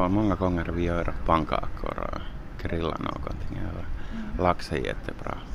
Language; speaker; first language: Swedish; non-native, learner; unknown